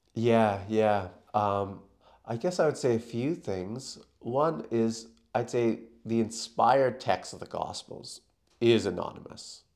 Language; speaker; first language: English; native; English